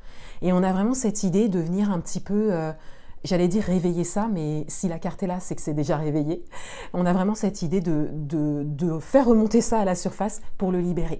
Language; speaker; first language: French; native; French